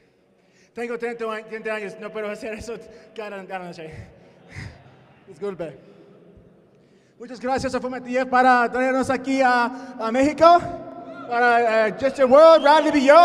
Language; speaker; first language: Spanish; non-native, learner; English